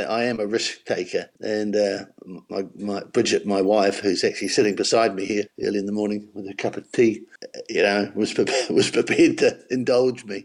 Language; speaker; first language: English; native; English